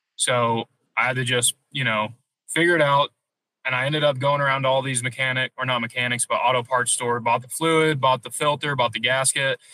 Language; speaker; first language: English; native; English